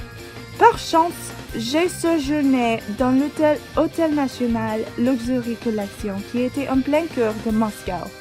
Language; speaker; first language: French; non-native, learner; English